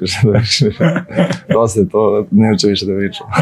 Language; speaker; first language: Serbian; early bilingual, heritage; Serbian